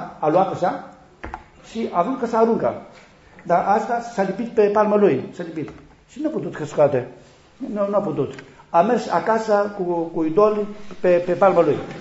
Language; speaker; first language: Romanian; non-native, learner; Greek